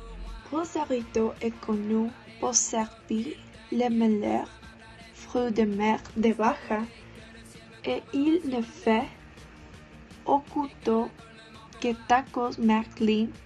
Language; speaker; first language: French; non-native, learner; Spanish